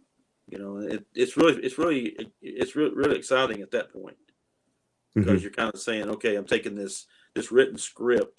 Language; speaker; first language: English; native; English